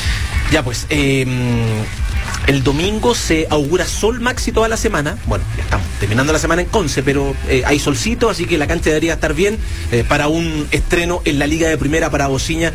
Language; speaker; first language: Spanish; native; Spanish